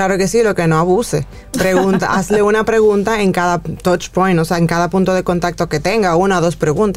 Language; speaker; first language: Spanish; native; Spanish